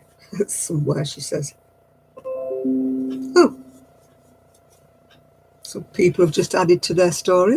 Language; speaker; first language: English; native; English